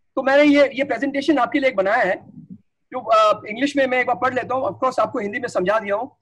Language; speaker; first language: Hindi; non-native, local second language; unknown